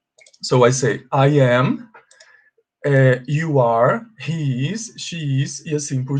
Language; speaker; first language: English; non-native, fluent; Portuguese